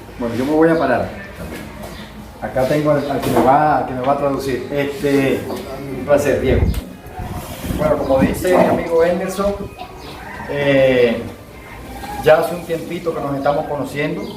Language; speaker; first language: Spanish; native; Spanish